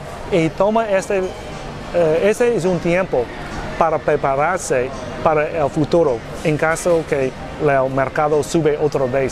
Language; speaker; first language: Spanish; non-native, learner; English